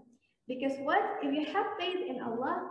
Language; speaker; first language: English; non-native, learner; Indonesian